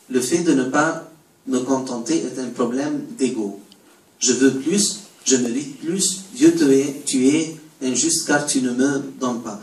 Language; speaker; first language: French; non-native, learner; Arabic